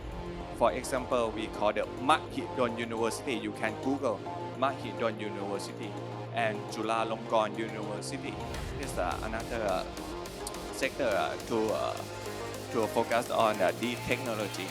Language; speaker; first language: English; non-native, learner; Thai